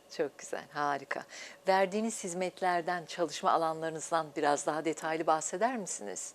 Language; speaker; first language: Turkish; native; Turkish